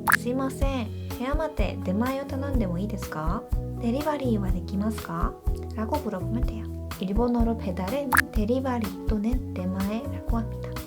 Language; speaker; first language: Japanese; non-native, fluent; Korean